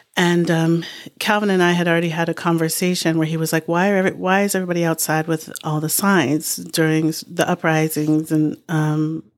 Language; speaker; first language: English; native; English